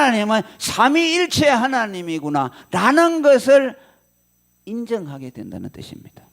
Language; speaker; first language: Korean; native; Korean